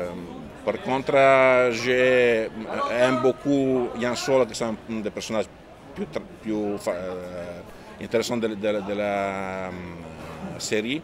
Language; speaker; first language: French; non-native, fluent; Italian